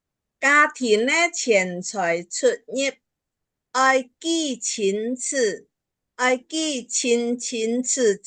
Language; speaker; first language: Chinese; early bilingual, heritage; Chinese